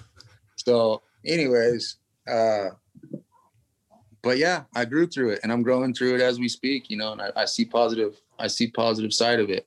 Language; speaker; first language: English; native; English